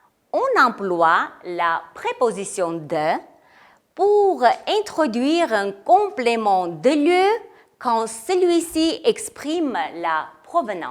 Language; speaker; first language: French; non-native, fluent; Armenian